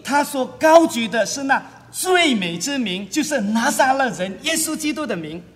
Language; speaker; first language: Chinese; native; Chinese